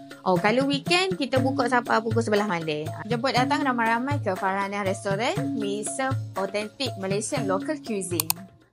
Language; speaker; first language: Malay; native; Malay